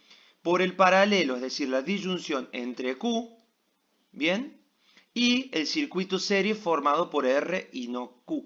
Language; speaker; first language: Spanish; native; Spanish